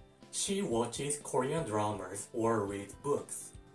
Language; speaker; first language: English; non-native, fluent; Japanese